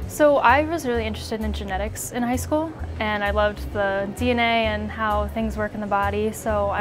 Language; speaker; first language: English; native; English